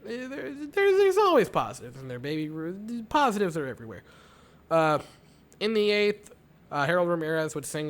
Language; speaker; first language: English; native; English